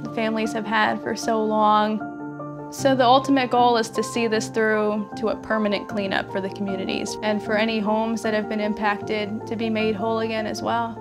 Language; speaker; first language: English; native; English